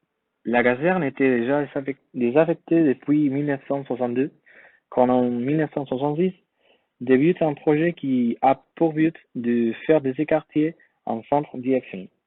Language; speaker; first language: French; non-native, learner; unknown